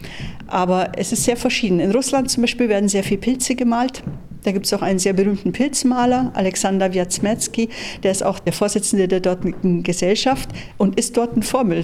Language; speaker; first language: German; native; German